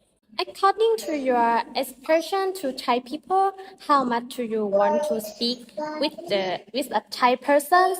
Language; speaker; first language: English; non-native, learner; Thai